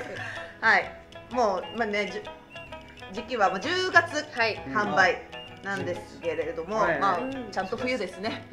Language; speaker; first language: Japanese; native; Japanese